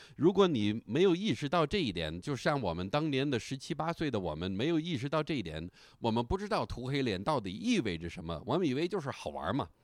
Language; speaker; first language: Chinese; non-native, fluent; English